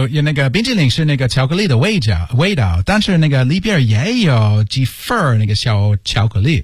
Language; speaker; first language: Chinese; non-native, learner; English